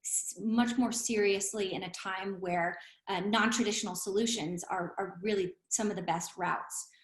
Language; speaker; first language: English; native; English